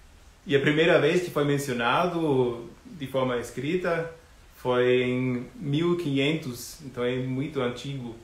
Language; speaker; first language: Portuguese; non-native, fluent; German